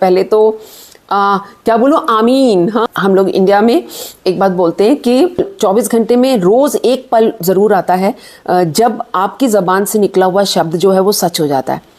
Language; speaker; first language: Hindi; native; Hindi